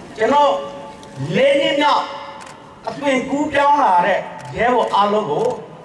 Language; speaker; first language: Burmese; non-native, local second language; S'gaw Karen